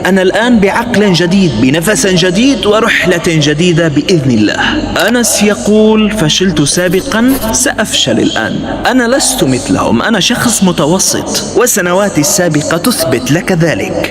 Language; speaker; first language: Arabic; native; Arabic